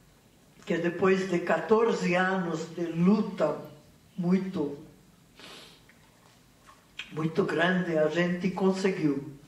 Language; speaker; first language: Portuguese; non-native, fluent; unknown